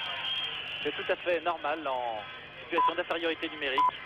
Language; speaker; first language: French; native; French